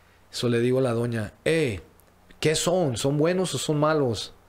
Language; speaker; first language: Spanish; early bilingual, heritage; Spanish